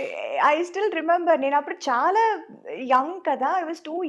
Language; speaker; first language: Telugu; non-native, fluent; Tamil